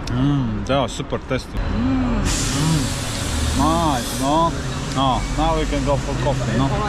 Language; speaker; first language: English; non-native, learner; Polish